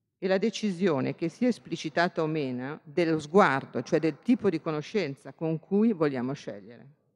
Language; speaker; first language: Italian; native; Italian